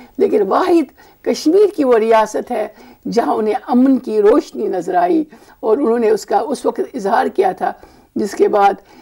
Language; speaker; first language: Urdu; non-native, local second language; Kashmiri